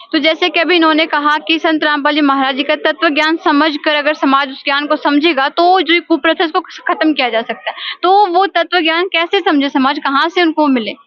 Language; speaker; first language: Hindi; native; Hindi